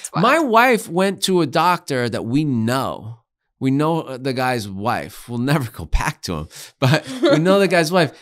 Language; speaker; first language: English; native; English